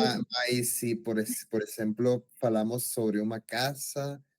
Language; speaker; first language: Portuguese; non-native, learner; Spanish